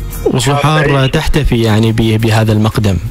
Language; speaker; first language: Arabic; native; Arabic